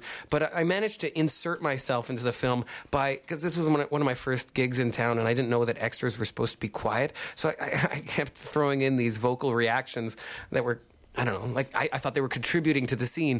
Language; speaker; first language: English; native; English